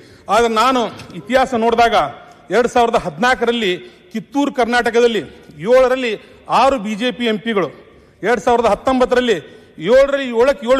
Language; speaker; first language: Kannada; non-native, local second language; Urdu